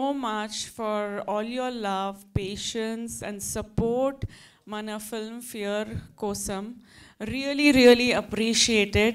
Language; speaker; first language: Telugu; non-native, fluent; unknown